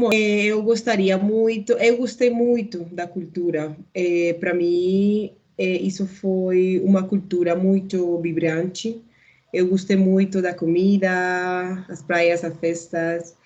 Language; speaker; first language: Portuguese; non-native, learner; Spanish